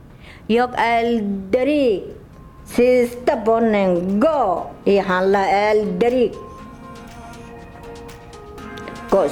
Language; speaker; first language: Swedish; non-native, learner; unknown